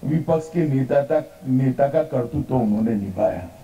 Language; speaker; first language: Hindi; non-native, local second language; Gujarati